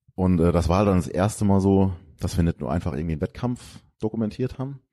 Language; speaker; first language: German; native; German